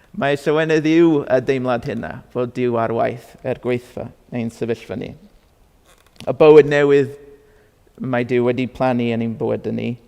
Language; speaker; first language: Welsh; non-native, fluent; English